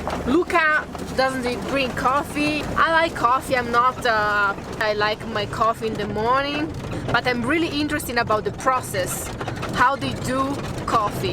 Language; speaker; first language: English; non-native, fluent; Italian